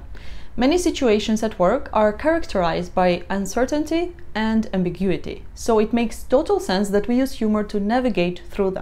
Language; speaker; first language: English; non-native, fluent; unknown